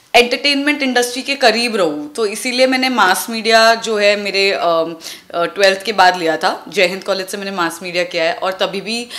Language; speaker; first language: Hindi; non-native, local second language; Tulu